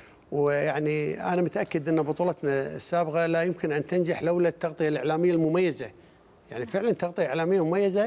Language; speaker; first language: Arabic; native; Arabic